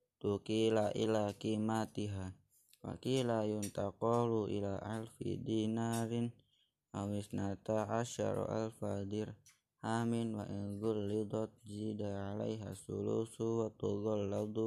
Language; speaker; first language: Arabic; non-native, learner; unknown